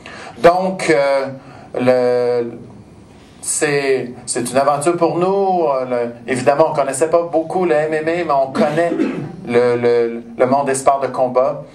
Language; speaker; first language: French; native; French